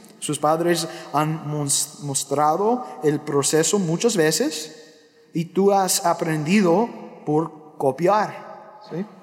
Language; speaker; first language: Spanish; non-native, fluent; English